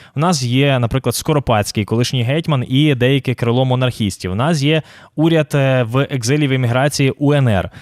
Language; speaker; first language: Ukrainian; native; Ukrainian